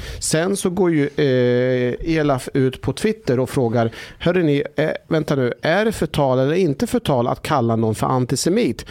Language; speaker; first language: Swedish; early bilingual, other home language; Persian